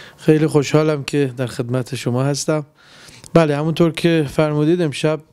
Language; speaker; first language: Persian; native; Persian